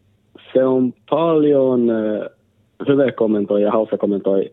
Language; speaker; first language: Finnish; non-native, learner; Swedish